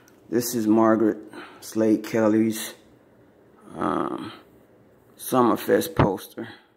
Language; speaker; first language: English; native; English